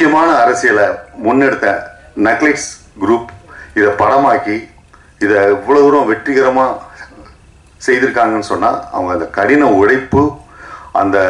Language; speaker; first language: Tamil; native; Tamil